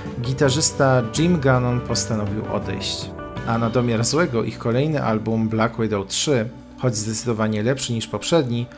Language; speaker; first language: Polish; native; Polish